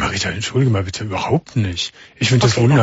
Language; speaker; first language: German; native; German